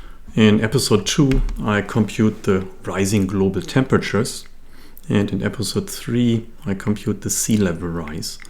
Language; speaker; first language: English; non-native, fluent; German